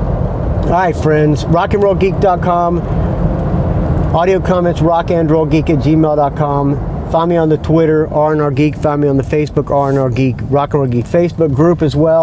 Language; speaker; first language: English; native; English